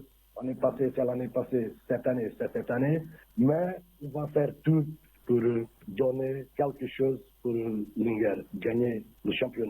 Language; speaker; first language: French; non-native, learner; Portuguese